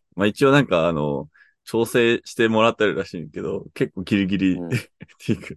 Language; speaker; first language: Japanese; non-native, fluent; English